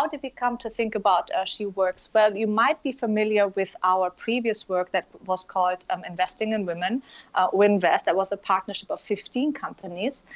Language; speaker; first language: English; non-native, fluent; German